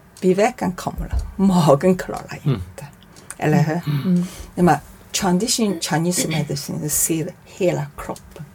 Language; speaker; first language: Swedish; non-native, learner; Chinese